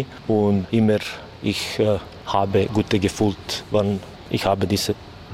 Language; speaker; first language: German; non-native, learner; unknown